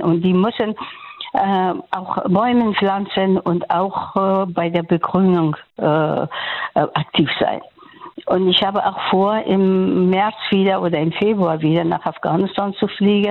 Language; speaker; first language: German; non-native, learner; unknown